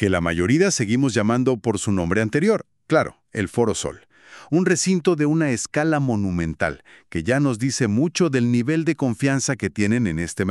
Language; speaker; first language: Spanish; native; Spanish